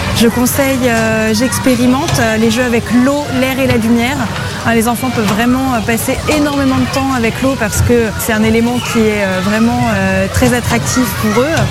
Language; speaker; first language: French; native; French